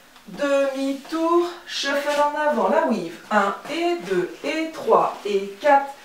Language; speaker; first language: French; native; French